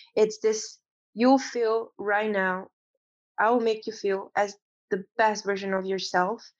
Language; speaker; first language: English; non-native, fluent; Romanian